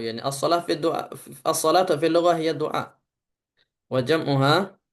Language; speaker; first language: Arabic; non-native, fluent; Indonesian